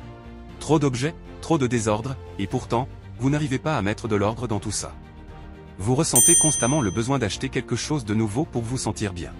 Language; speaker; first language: French; native; French